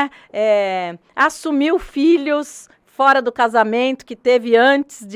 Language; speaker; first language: Portuguese; native; Portuguese